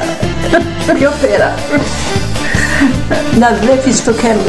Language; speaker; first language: Greek; non-native, learner; English